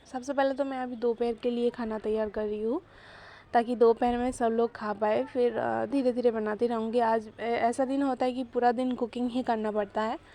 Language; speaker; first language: Hindi; non-native, local second language; Bangla